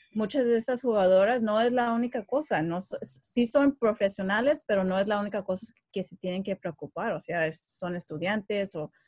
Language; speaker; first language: Spanish; early bilingual, heritage; Spanish